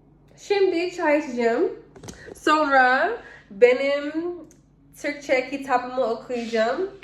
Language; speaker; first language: Turkish; non-native, learner; English